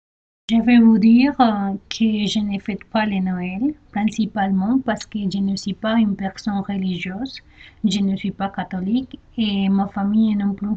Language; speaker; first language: French; non-native, learner; Spanish